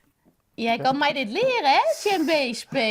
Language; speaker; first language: Dutch; native; Dutch